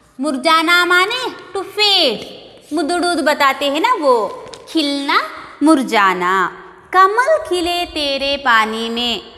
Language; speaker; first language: Hindi; non-native, local second language; Kannada